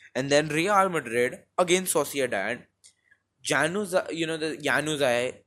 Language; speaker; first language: English; non-native, local second language; Hindi